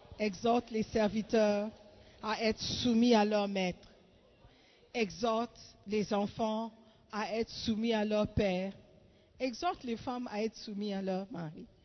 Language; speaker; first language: French; non-native, fluent; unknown